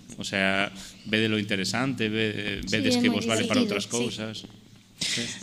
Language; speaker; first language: Galician; non-native, local second language; Spanish